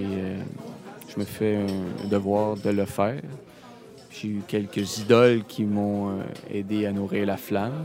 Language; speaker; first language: French; native; French